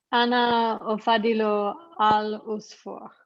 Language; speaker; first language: Arabic; non-native, learner; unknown